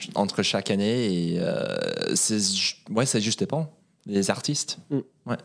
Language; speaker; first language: French; non-native, fluent; Norwegian